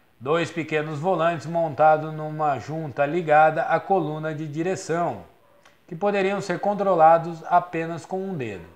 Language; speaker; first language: Portuguese; native; Portuguese